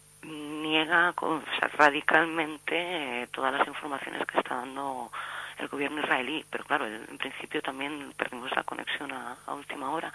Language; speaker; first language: Spanish; native; Spanish